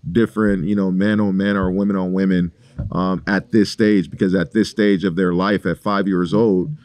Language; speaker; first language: English; native; English